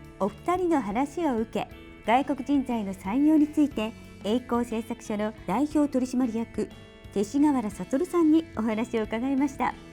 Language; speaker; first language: Japanese; native; Japanese